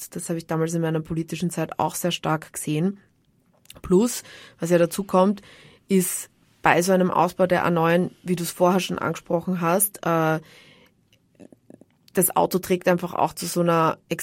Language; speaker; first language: German; native; German